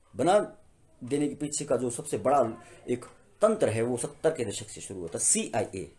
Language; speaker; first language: Hindi; native; Hindi